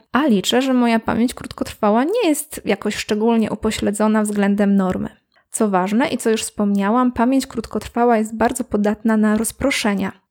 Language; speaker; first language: Polish; native; Polish